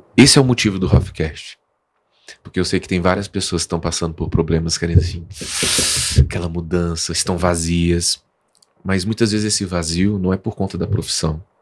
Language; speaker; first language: Portuguese; native; Portuguese